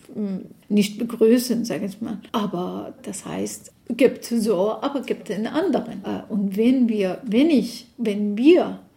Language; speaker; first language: German; non-native, fluent; Arabic